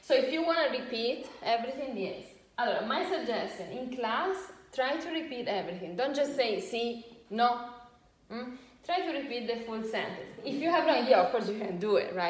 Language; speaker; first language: English; non-native, fluent; Italian